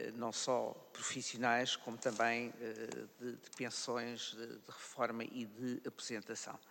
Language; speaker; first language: Portuguese; native; Portuguese